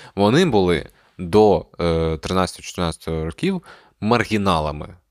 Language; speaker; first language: Ukrainian; non-native, local second language; Russian